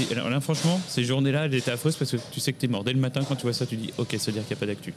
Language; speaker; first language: French; native; French